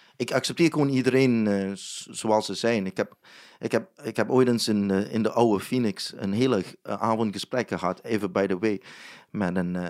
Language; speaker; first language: Dutch; non-native, fluent; English